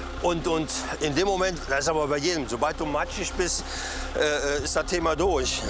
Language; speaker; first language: German; native; German